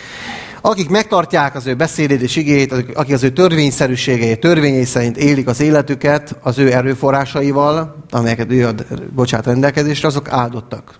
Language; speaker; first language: Hungarian; native; Hungarian